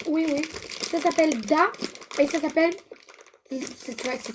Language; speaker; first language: French; native; French